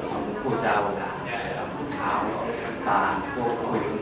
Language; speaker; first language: Vietnamese; non-native, learner; Korean